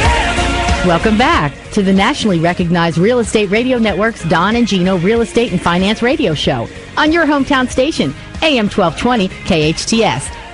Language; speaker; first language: English; native; English